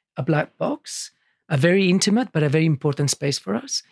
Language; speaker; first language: English; early bilingual, other home language; Catalan